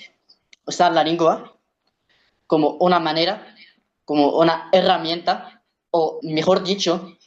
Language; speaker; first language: Spanish; non-native, learner; Arabic